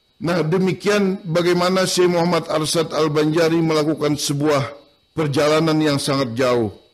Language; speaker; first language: Indonesian; non-native, local second language; Banjar